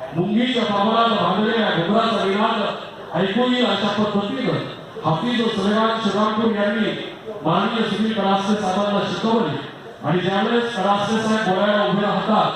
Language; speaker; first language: Urdu; native; Urdu